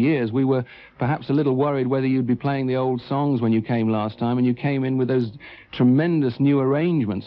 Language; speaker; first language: English; native; English